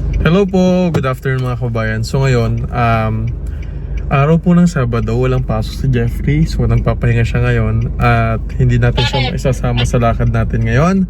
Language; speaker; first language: Filipino; native; Filipino